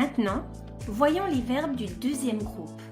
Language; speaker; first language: French; non-native, fluent; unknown